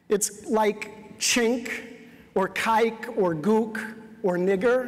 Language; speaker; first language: English; native; English